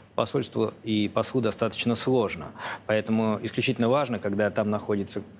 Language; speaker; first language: Russian; native; Russian